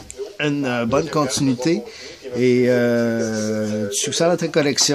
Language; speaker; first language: French; native; French